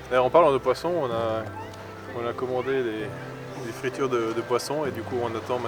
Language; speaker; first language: French; native; French